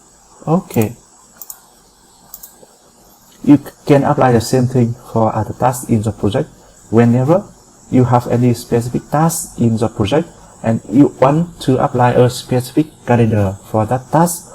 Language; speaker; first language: English; non-native, fluent; Vietnamese